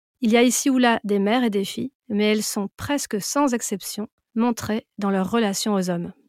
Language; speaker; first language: French; native; French